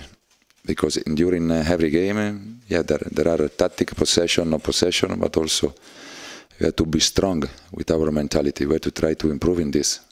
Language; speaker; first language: English; non-native, learner; Italian